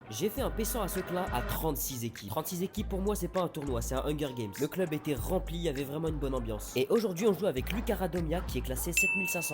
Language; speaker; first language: French; native; French